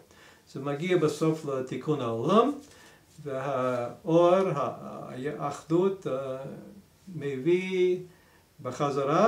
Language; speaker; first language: Hebrew; non-native, fluent; English